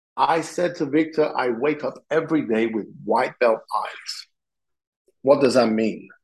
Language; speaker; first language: English; non-native, fluent; Italian